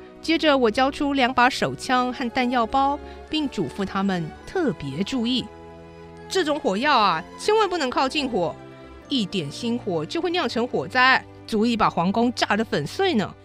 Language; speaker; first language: Chinese; native; Chinese